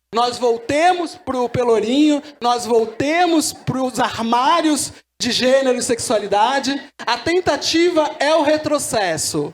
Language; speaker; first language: Portuguese; native; Portuguese